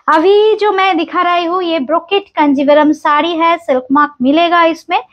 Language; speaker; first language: Hindi; non-native, local second language; Bangla